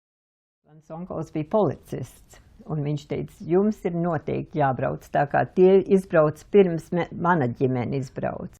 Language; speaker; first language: Latvian; early bilingual, heritage; Latvian